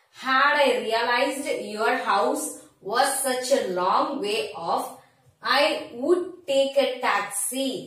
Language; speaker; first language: English; non-native, local second language; Tamil